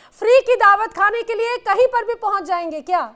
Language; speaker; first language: Hindi; native; Hindi